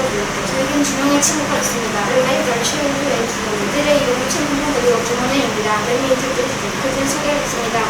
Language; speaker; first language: Korean; native; Korean